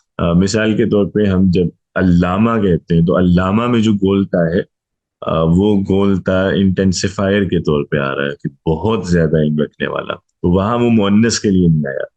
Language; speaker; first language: Urdu; non-native, local second language; Punjabi